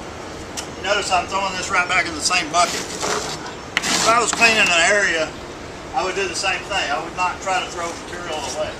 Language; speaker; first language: English; native; English